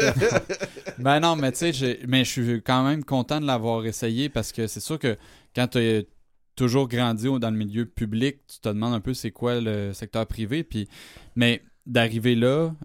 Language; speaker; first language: French; native; French